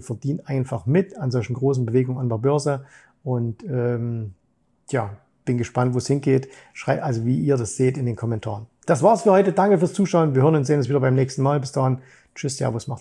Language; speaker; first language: German; native; German